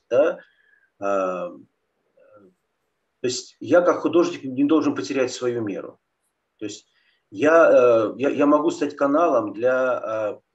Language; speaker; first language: Russian; native; Russian